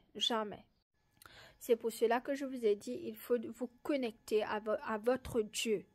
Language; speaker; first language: French; non-native, local second language; Morisyen